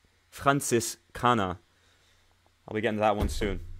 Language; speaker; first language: English; native; English